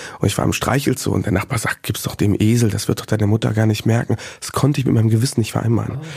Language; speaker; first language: German; early bilingual, other home language; Bosnian